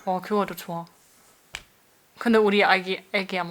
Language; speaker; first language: Korean; non-native, fluent; German